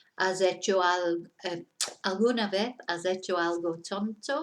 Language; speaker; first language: Spanish; non-native, fluent; English